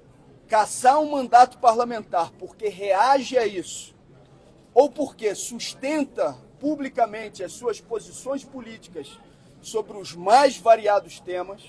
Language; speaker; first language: Portuguese; native; Portuguese